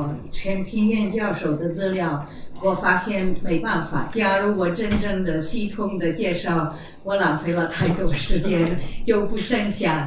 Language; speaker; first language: Chinese; non-native, fluent; Czech